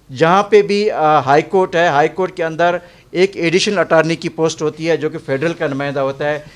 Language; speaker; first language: Urdu; non-native, local second language; Baluchi